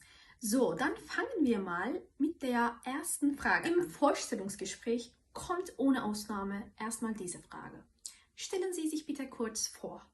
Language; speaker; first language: German; non-native, fluent; Turkish